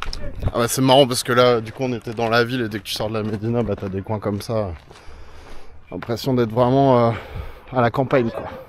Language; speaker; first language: French; native; French